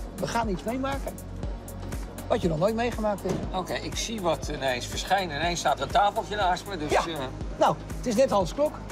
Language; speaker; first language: Dutch; native; Dutch